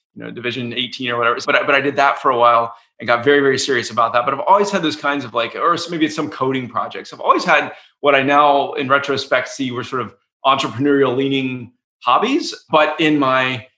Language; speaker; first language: English; native; English